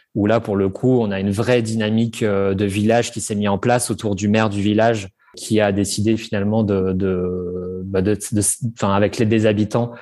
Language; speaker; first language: French; native; French